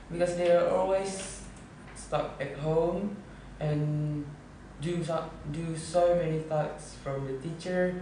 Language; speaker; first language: English; non-native, learner; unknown